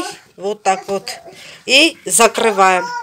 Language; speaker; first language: Russian; non-native, fluent; Armenian